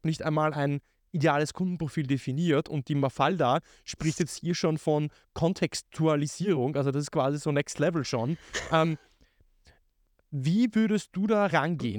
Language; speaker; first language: German; native; German